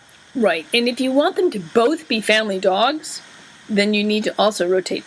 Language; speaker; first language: English; native; English